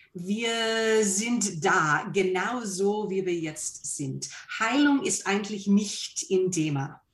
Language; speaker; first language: German; non-native, fluent; English